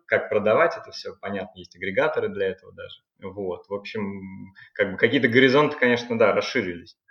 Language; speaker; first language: Russian; native; Russian